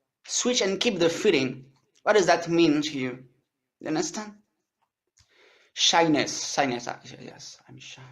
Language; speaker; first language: English; non-native, learner; French